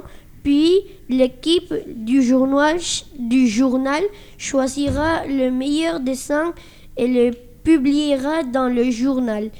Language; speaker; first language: French; non-native, learner; Spanish